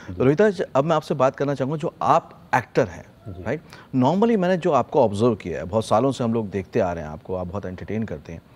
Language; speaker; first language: Hindi; native; Hindi